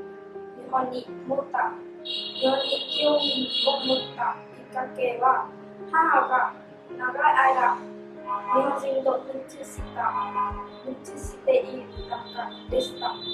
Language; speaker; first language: Japanese; non-native, learner; Vietnamese